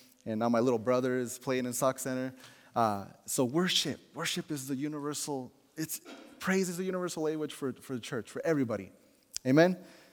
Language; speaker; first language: English; early bilingual, other home language; Spanish